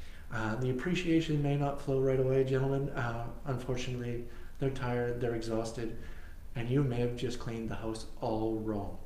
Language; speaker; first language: English; native; English